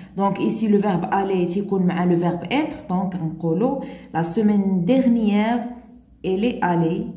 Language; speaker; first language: French; non-native, local second language; Arabic